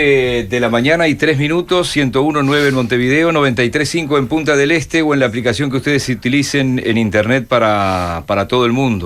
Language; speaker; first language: Spanish; native; Spanish